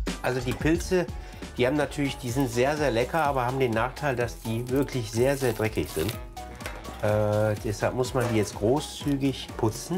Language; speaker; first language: German; native; German